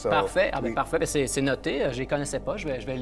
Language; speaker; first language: French; native; French